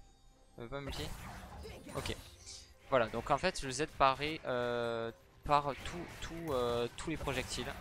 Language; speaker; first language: French; native; French